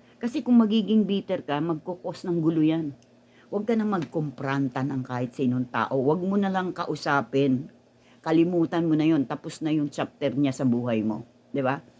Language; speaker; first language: Filipino; native; Filipino